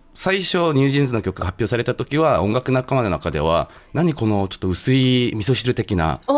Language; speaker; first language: Japanese; non-native, fluent; Korean